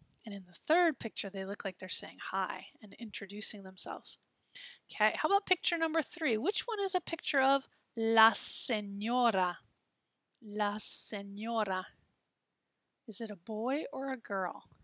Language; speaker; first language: English; native; English